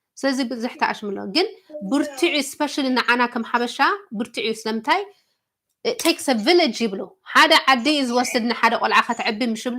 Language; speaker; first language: Tigrinya; early bilingual, heritage; Tigrinya